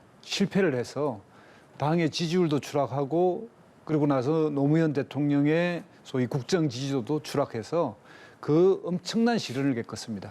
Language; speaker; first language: Korean; native; Korean